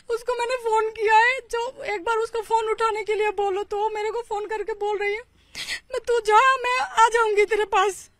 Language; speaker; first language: Hindi; non-native, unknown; Bangla